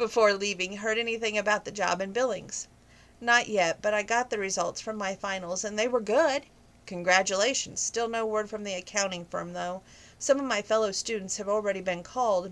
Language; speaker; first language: English; native; English